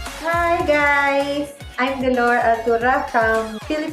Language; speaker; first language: English; non-native, local second language; Filipino